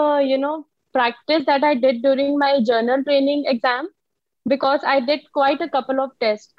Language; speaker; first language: English; non-native, local second language; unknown